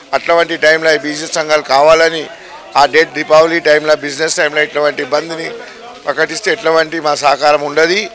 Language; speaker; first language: Telugu; non-native, local second language; Gujarati